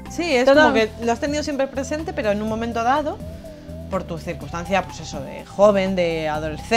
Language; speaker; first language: Spanish; native; Spanish